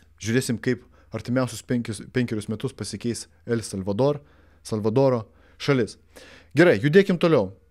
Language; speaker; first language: Lithuanian; non-native, local second language; Russian